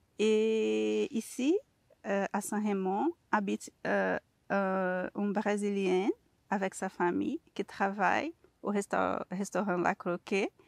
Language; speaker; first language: French; non-native, learner; Portuguese